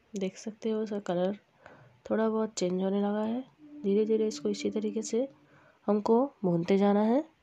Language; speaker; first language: Hindi; non-native, local second language; Bangla